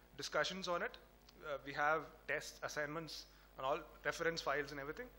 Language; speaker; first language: English; non-native, local second language; Tamil